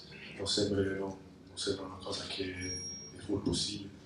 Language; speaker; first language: Spanish; non-native, learner; English